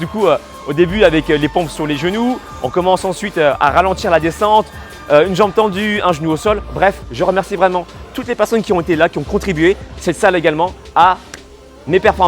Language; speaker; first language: French; native; French